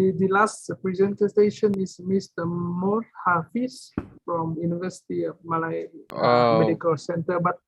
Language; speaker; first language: English; non-native, fluent; Vietnamese